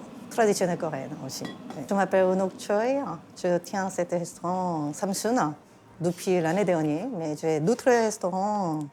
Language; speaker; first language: French; non-native, fluent; Korean